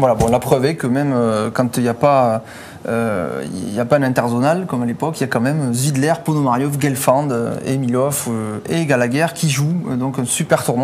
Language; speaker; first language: French; native; French